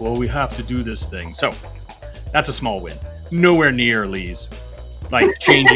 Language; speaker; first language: English; native; English